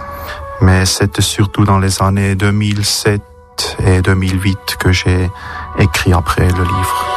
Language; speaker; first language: French; non-native, local second language; German